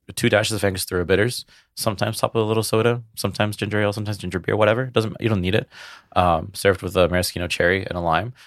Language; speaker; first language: English; native; English